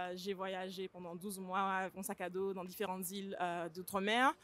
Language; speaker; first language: French; native; French